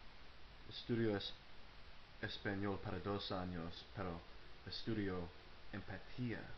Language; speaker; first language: Spanish; non-native, learner; English